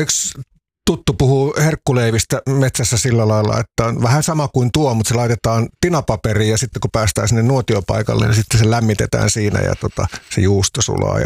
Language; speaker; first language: Finnish; native; Finnish